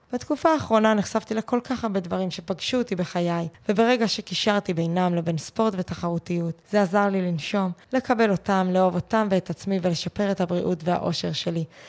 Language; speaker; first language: Hebrew; native; Hebrew